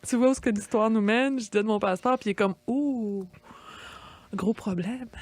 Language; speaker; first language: French; native; French